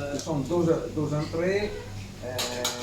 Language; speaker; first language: French; non-native, fluent; Italian